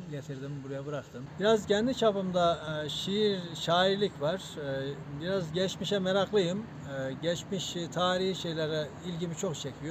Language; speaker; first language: Turkish; native; Turkish